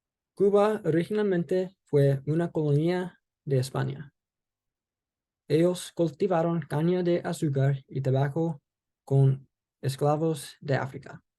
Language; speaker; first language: Spanish; non-native, learner; English